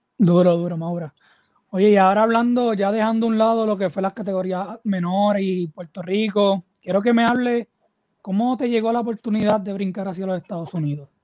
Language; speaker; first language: Spanish; native; Spanish